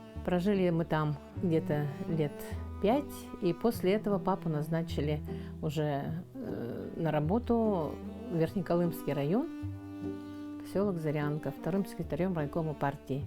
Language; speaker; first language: Russian; non-native, local second language; Yakut